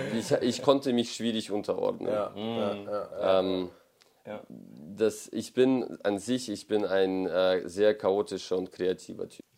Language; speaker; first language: German; non-native, fluent; Ukrainian